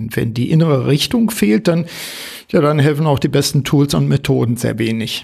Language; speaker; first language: German; native; German